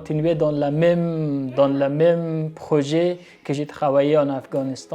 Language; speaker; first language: French; non-native, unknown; Persian